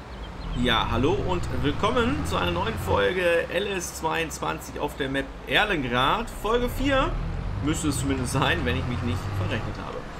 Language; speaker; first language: German; native; German